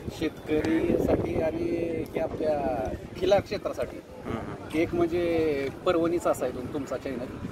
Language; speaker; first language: Marathi; native; Marathi